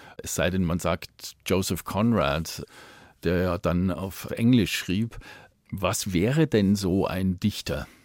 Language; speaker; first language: German; native; German